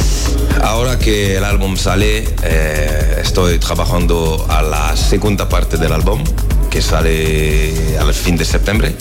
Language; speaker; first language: Spanish; non-native, learner; French